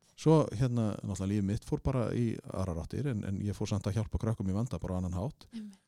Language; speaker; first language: Icelandic; native; Icelandic